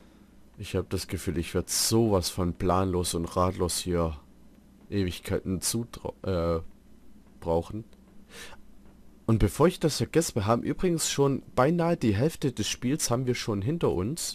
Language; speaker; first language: German; native; German